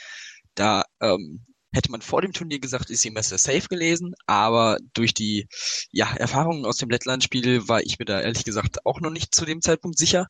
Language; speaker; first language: German; native; German